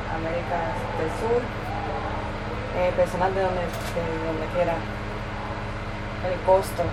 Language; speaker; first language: Spanish; early bilingual, heritage; Spanish